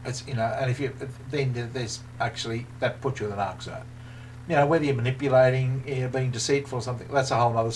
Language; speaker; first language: English; native; English